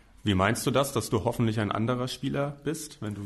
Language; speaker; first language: German; native; German